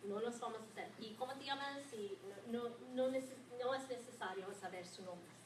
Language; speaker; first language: Spanish; non-native, learner; English